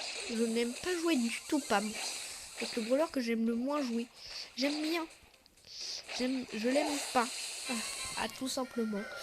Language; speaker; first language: French; native; French